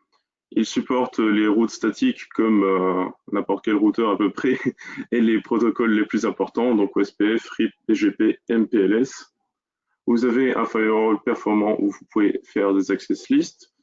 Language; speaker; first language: French; native; French